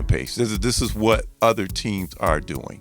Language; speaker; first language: English; native; English